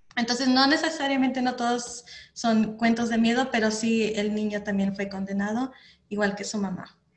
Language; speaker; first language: Spanish; early bilingual, heritage; Spanish